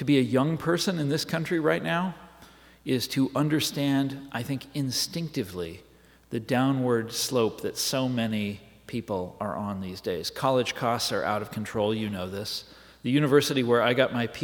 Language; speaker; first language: English; native; English